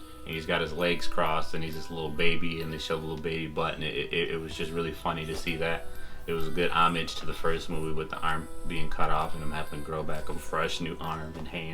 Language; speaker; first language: English; native; English